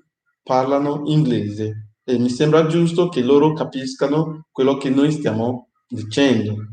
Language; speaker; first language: Italian; non-native, fluent; English